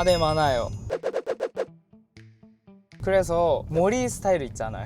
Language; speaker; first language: Korean; non-native, learner; Japanese